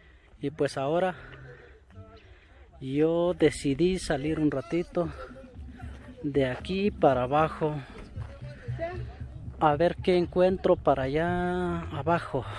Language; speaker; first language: Spanish; native; Spanish